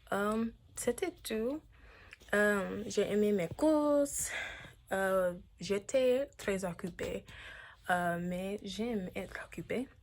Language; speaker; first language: French; non-native, learner; English